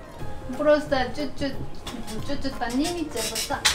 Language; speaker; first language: Russian; non-native, fluent; Korean